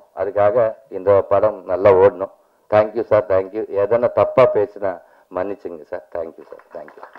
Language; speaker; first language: Tamil; non-native, learner; Telugu